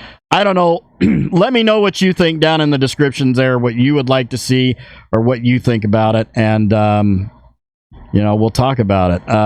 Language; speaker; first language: English; native; English